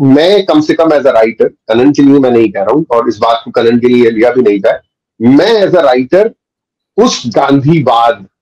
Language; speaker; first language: Hindi; native; Hindi